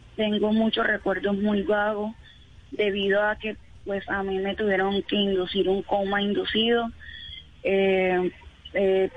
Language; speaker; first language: Spanish; native; Spanish